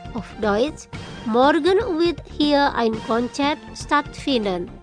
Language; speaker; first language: German; non-native, fluent; Indonesian